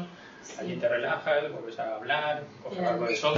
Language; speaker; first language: Spanish; native; Spanish